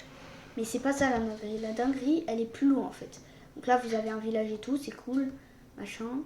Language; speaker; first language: French; native; French